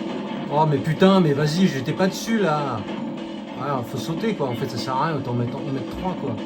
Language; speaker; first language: French; native; French